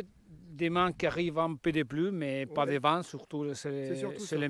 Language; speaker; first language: French; non-native, learner; Spanish